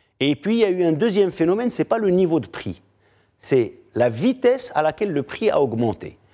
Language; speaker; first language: French; non-native, local second language; Arabic